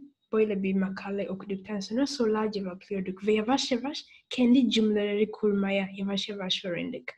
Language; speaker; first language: Turkish; non-native, fluent; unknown